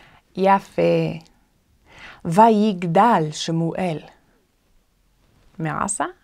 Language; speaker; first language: Hebrew; non-native, fluent; English